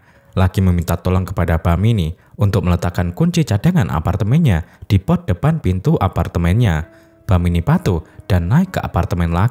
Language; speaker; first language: Indonesian; native; Indonesian